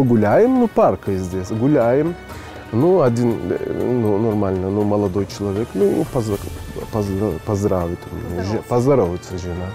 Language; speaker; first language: Russian; non-native, learner; Turkish